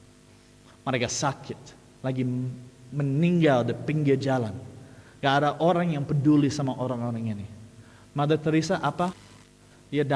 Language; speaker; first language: Indonesian; non-native, fluent; English